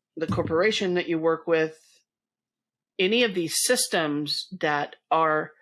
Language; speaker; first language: English; native; English